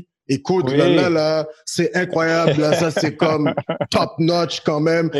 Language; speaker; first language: French; native; French